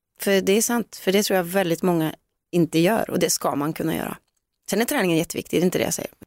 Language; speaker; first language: Swedish; native; Swedish